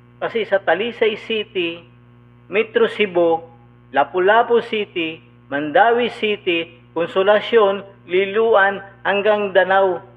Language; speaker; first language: Filipino; non-native, local second language; Cebuano